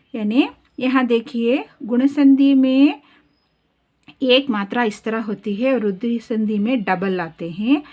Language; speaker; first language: Hindi; non-native, local second language; Kannada